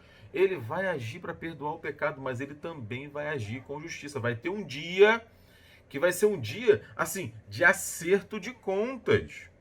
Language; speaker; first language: Portuguese; native; Portuguese